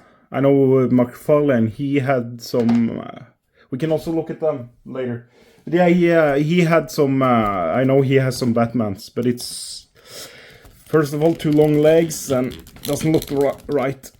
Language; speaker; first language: English; non-native, fluent; Norwegian